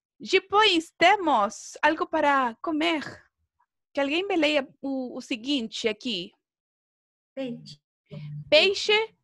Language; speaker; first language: Portuguese; non-native, fluent; Spanish